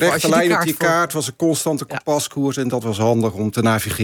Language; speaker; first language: Dutch; native; Dutch